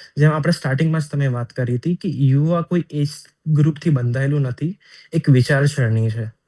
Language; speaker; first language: Gujarati; native; Gujarati